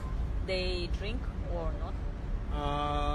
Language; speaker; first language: English; non-native, learner; Russian